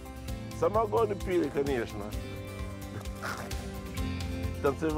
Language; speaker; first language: Russian; non-native, fluent; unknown